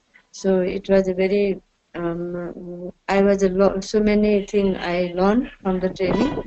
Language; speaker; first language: English; non-native, learner; Nepali